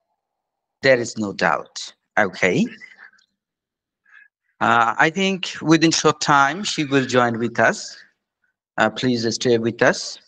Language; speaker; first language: English; non-native, fluent; Bangla